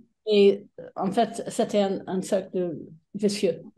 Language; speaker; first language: French; non-native, fluent; English